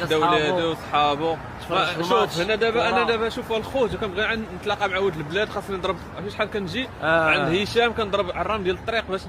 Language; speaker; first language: Arabic; native; Arabic